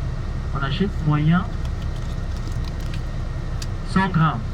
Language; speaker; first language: French; non-native, learner; Arabic